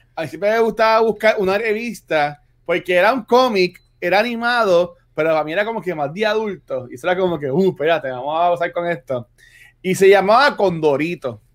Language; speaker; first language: Spanish; native; Spanish